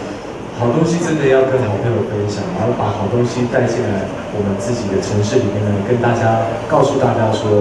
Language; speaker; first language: Chinese; native; Chinese